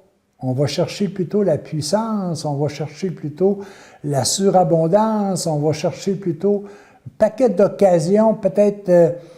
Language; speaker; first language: French; native; French